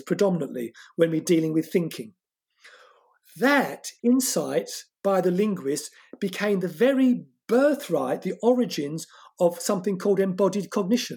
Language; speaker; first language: English; non-native, fluent; French